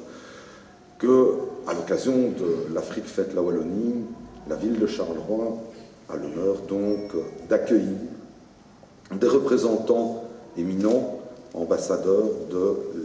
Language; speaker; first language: French; native; French